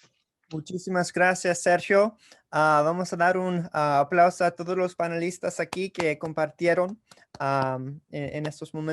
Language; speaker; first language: Spanish; early bilingual, heritage; English